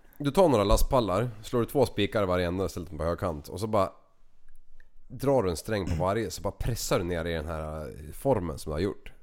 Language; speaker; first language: Swedish; native; Swedish